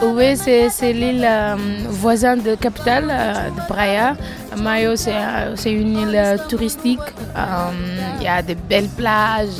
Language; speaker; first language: French; non-native, fluent; Kabuverdianu